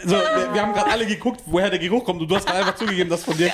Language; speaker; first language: German; native; German